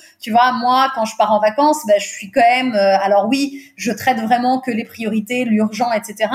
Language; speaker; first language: French; early bilingual, other home language; Portuguese